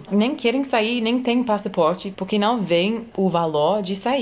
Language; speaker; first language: Portuguese; non-native, fluent; English